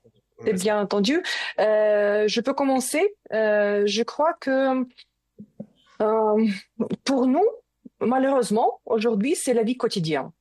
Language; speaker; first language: French; non-native, learner; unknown